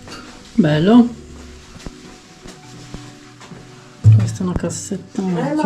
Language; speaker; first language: Italian; native; Italian